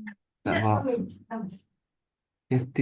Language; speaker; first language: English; non-native, learner; Vietnamese